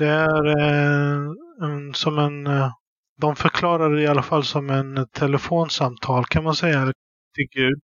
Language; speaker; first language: Swedish; early bilingual, other home language; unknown